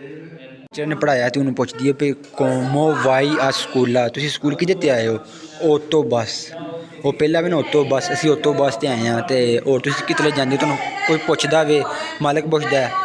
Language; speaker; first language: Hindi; non-native, local second language; Punjabi